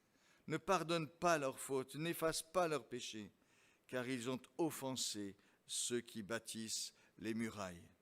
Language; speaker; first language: French; native; French